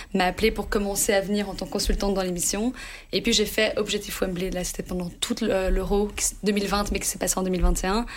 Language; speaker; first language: French; native; French